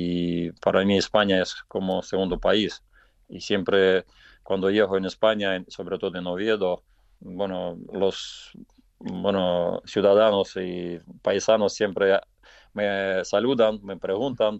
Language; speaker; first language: Spanish; non-native, fluent; Russian